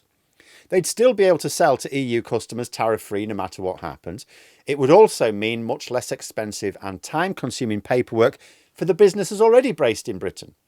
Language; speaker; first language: English; native; English